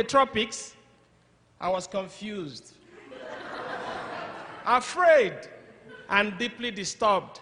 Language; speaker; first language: English; non-native, local second language; Igbo